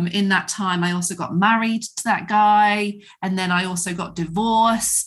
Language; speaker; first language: English; native; English